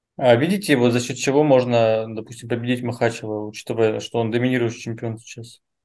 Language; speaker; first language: Russian; native; Russian